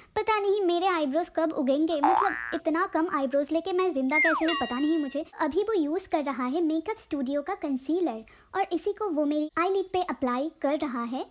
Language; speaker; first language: Hindi; non-native, local second language; Bangla